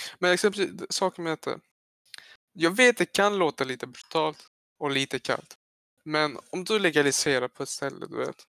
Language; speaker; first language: Swedish; early bilingual, other home language; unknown